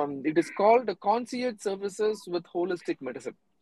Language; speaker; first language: English; non-native, local second language; Tamil